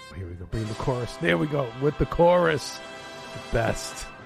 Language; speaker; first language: English; native; English